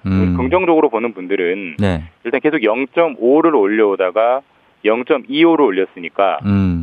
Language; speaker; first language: Korean; native; Korean